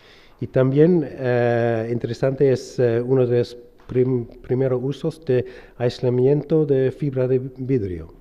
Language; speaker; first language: Spanish; non-native, fluent; English